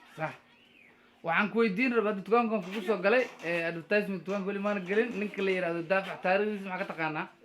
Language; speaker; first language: Somali; native; Somali